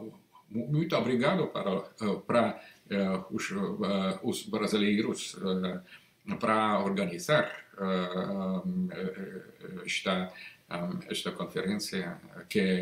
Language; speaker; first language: Portuguese; non-native, learner; Russian